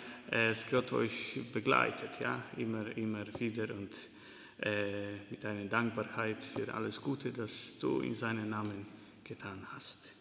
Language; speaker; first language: German; non-native, fluent; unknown